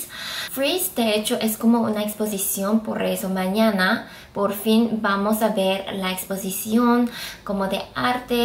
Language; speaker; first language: Spanish; non-native, fluent; Korean